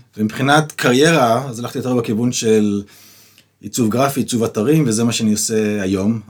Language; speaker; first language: Hebrew; native; Hebrew